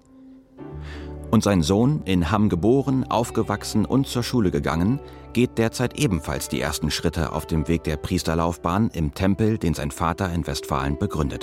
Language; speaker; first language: German; native; German